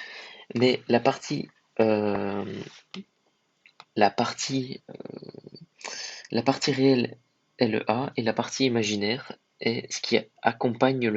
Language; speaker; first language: French; native; French